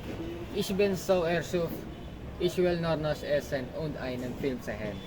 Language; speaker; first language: German; non-native, learner; Filipino